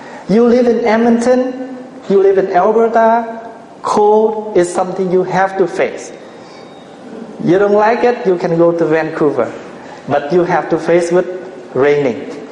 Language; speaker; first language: English; non-native, fluent; Vietnamese